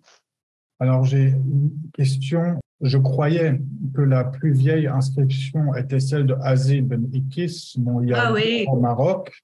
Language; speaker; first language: French; native; French